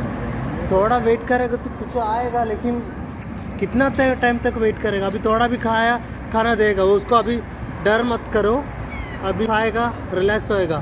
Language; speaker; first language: Hindi; non-native, local second language; Malayalam